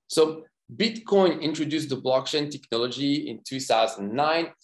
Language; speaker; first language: English; non-native, fluent; French